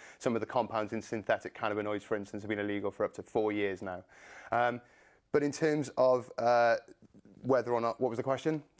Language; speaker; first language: English; native; English